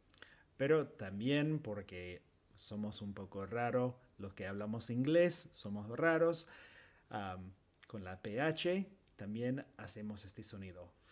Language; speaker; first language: Spanish; non-native, fluent; English